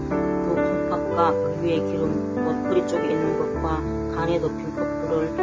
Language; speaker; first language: Korean; native; Korean